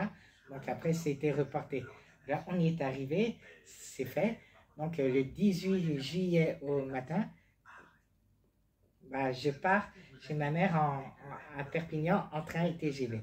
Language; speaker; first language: French; native; French